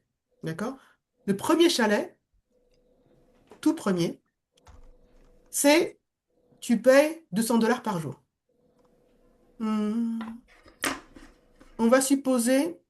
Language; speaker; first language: French; native; French